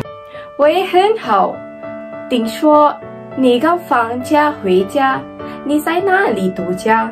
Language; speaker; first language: Chinese; non-native, learner; Malay